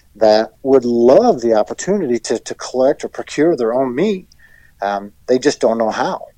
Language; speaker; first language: English; native; English